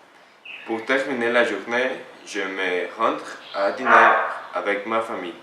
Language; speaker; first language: French; non-native, learner; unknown